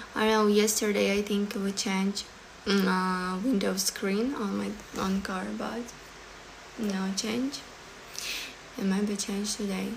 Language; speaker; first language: English; non-native, learner; Ukrainian